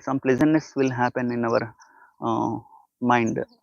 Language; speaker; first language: English; non-native, local second language; Telugu